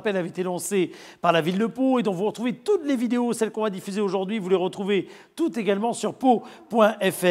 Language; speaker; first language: French; native; French